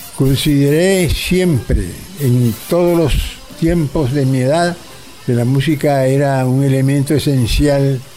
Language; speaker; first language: Spanish; native; Spanish